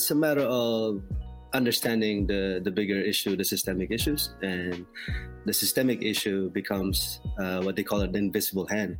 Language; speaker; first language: English; non-native, local second language; Filipino